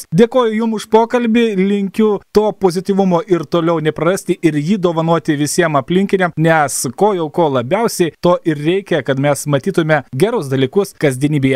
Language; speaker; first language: Lithuanian; native; Lithuanian